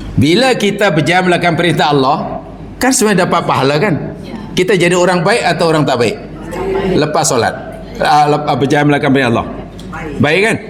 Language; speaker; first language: Malay; native; Malay